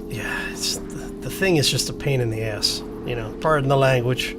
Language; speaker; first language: English; native; English